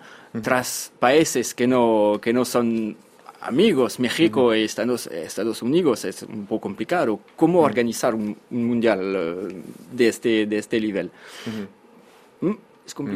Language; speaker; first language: Spanish; non-native, fluent; French